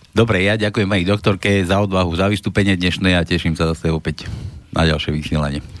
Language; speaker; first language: Slovak; native; Slovak